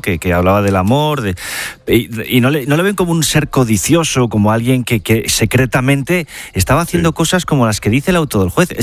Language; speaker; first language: Spanish; native; Spanish